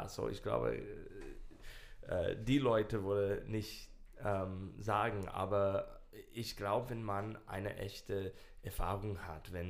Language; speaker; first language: German; non-native, learner; English